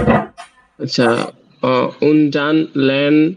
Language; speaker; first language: German; non-native, learner; Bangla